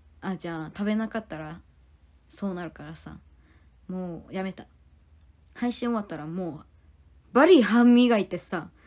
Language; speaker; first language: Japanese; non-native, fluent; Korean